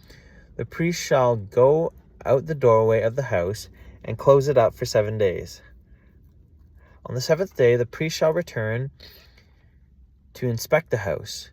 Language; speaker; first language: English; native; English